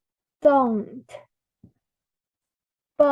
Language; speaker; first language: English; non-native, learner; Chinese